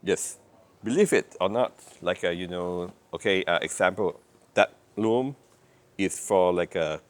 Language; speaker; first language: English; non-native, learner; Thai